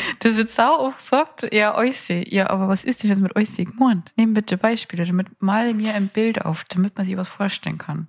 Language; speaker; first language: German; native; German